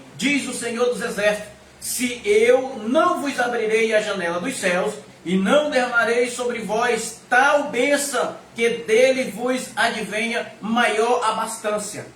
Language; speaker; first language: Portuguese; native; Portuguese